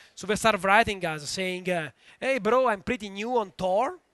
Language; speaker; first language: English; non-native, fluent; Italian